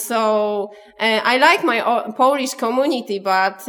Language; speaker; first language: English; non-native, learner; Polish